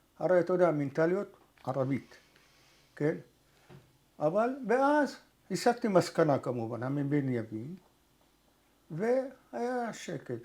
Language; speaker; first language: Hebrew; early bilingual, other home language; Arabic